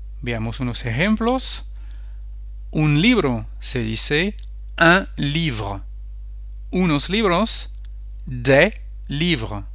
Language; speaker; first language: Spanish; non-native, fluent; French